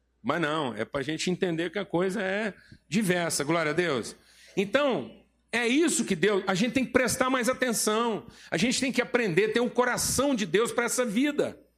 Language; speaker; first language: Portuguese; native; Portuguese